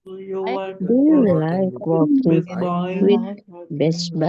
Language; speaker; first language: English; non-native, learner; Indonesian